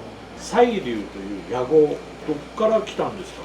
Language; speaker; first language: Japanese; native; Japanese